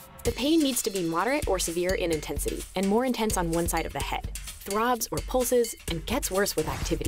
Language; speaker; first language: English; native; English